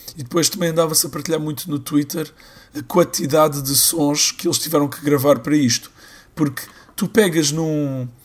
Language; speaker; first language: Portuguese; native; Portuguese